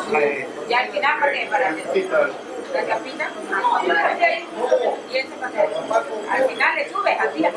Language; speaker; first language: Spanish; native; Spanish